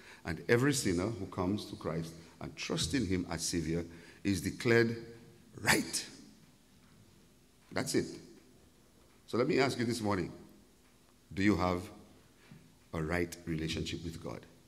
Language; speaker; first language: English; native; English